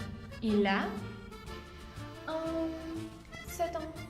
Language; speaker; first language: French; non-native, learner; Spanish